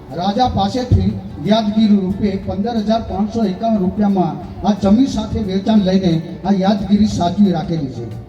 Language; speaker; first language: Gujarati; native; Gujarati